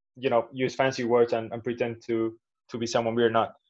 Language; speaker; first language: English; non-native, fluent; Spanish